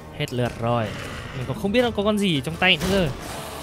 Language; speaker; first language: Vietnamese; native; Vietnamese